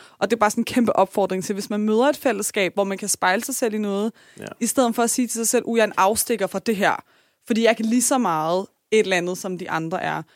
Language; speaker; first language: Danish; early bilingual, other home language; Persian